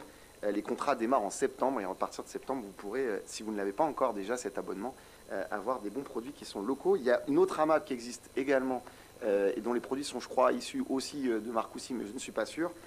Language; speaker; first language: French; native; French